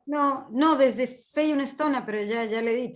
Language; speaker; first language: Catalan; non-native, fluent; Spanish